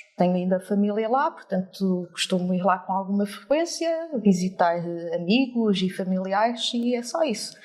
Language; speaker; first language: Portuguese; early bilingual, other home language; French